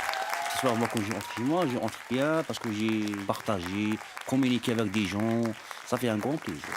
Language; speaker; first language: French; non-native, learner; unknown